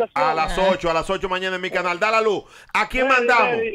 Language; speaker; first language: Spanish; native; Spanish